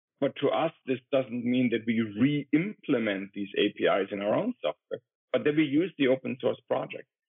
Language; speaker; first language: English; non-native, fluent; German